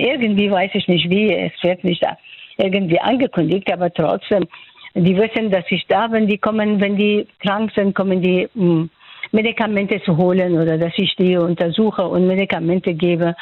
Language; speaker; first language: German; non-native, fluent; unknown